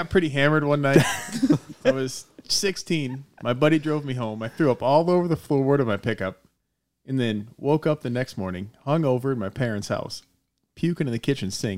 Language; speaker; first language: English; native; English